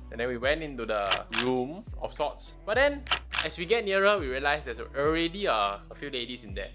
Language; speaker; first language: English; native; English